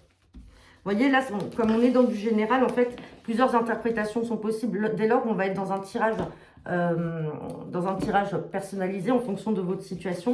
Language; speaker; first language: French; native; French